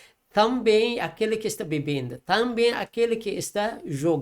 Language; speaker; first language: Portuguese; non-native, learner; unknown